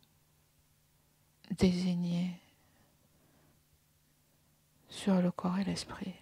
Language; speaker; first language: French; native; French